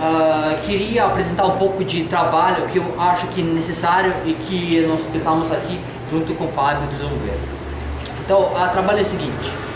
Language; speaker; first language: Portuguese; non-native, learner; Russian